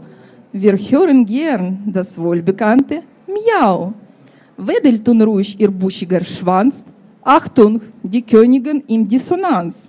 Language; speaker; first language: German; non-native, fluent; Russian